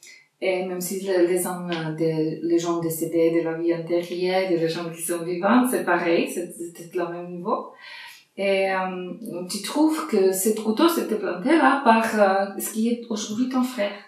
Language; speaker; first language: French; non-native, fluent; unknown